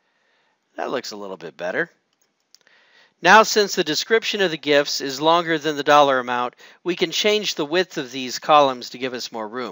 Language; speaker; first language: English; native; English